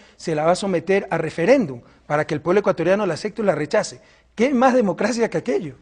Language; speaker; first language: Spanish; native; Spanish